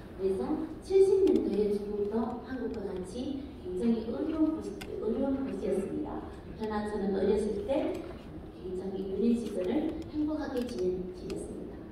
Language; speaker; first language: Korean; early bilingual, heritage; Korean